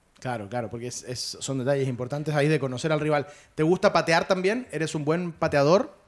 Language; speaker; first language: Spanish; native; Spanish